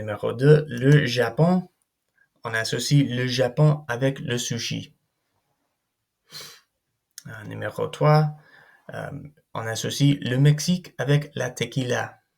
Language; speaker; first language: French; non-native, fluent; English